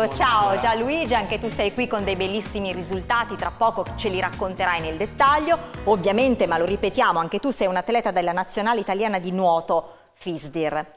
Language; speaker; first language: Italian; native; Italian